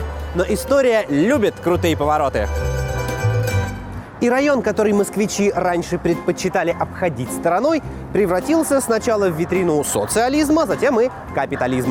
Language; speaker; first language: Russian; native; Russian